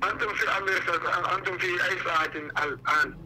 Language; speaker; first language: Arabic; non-native, learner; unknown